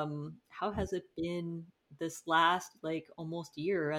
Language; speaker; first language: English; non-native, fluent; Portuguese